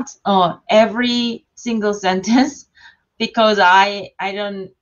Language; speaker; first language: English; non-native, learner; Korean